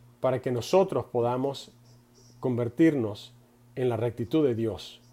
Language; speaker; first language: Spanish; non-native, fluent; English